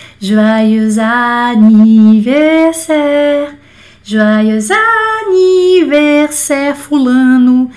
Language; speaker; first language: French; non-native, fluent; Portuguese